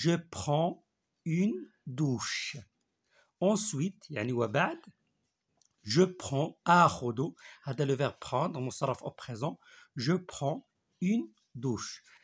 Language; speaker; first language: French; non-native, local second language; Arabic